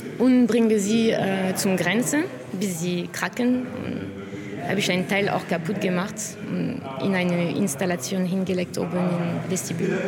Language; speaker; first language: German; non-native, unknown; French